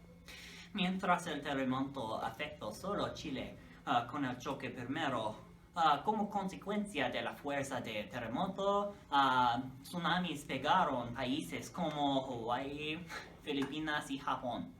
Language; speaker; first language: Spanish; non-native, learner; English